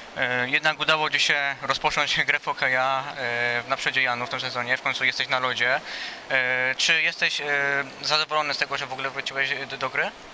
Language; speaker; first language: Polish; native; Polish